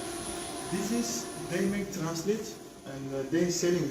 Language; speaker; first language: English; non-native, learner; Turkish